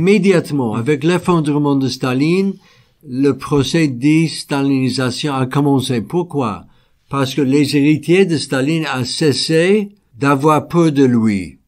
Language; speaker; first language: French; non-native, fluent; English